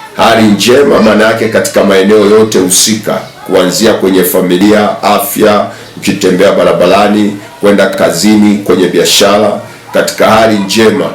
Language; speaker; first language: Swahili; native; Swahili